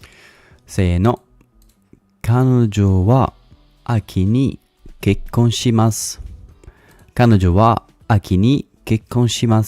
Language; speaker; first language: Japanese; non-native, learner; English